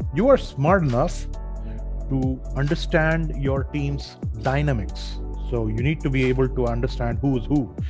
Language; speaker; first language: English; non-native, local second language; Hindi